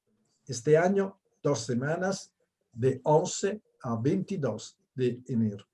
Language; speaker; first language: Spanish; non-native, fluent; Italian